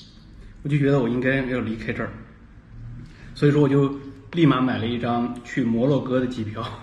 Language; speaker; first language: Chinese; native; Chinese